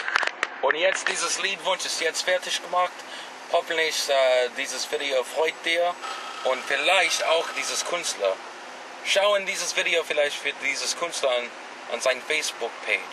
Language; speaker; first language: German; non-native, learner; English